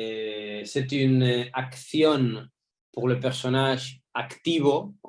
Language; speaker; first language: French; non-native, fluent; Spanish